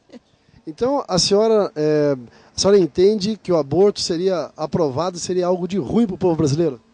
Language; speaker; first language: Portuguese; native; Portuguese